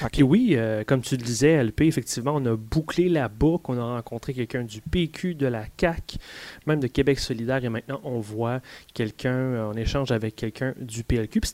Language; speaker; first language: French; native; French